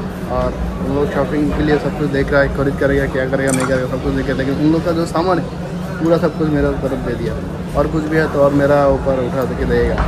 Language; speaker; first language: Hindi; non-native, learner; Bangla